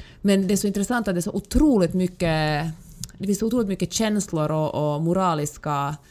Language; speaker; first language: Swedish; native; Swedish